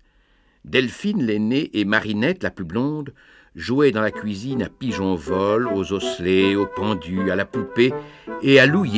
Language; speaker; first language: French; native; French